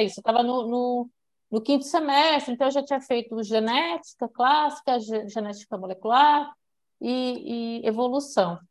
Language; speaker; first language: Portuguese; early bilingual, other home language; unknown